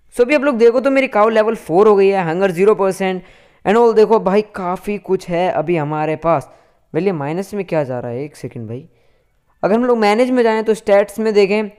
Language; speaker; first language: Hindi; native; Hindi